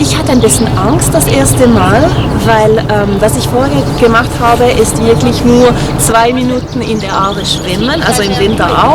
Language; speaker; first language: German; non-native, fluent; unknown